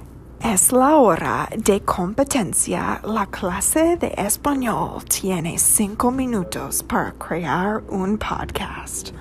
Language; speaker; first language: Spanish; non-native, learner; English